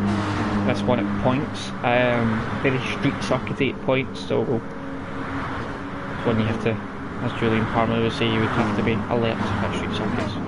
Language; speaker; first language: English; native; English